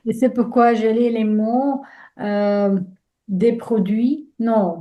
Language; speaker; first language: French; non-native, learner; Russian